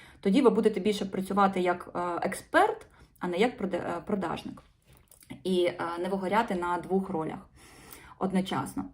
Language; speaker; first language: Ukrainian; non-native, local second language; Russian